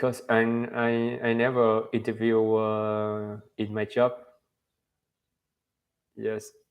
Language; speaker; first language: English; non-native, learner; Vietnamese